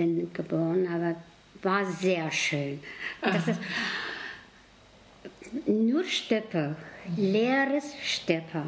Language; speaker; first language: German; non-native, learner; Mongolian